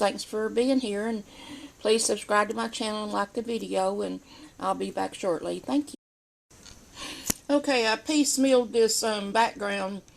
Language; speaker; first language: English; native; English